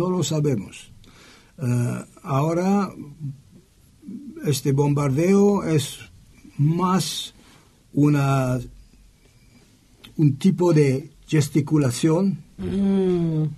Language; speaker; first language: Spanish; non-native, learner; French